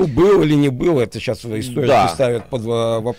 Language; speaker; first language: Russian; native; Russian